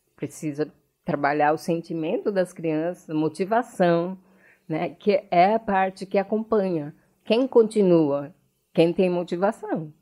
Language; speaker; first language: Portuguese; non-native, fluent; Japanese